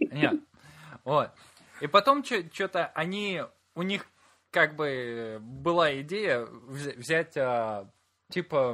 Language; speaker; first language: Russian; native; Russian